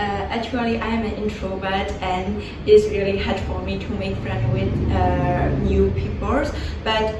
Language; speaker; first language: English; non-native, fluent; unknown